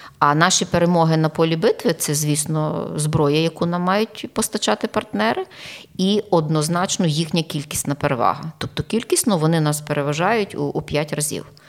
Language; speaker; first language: Ukrainian; native; Ukrainian